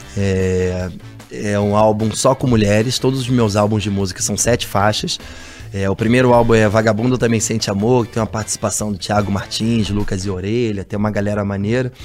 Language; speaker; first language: Portuguese; native; Portuguese